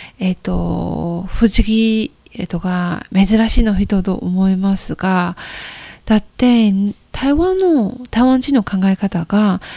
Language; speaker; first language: Japanese; non-native, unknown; Chinese